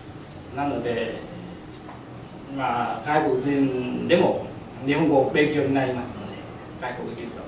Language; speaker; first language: Japanese; non-native, fluent; Vietnamese